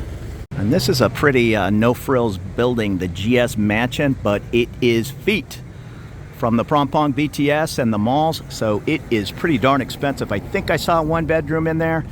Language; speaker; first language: English; native; English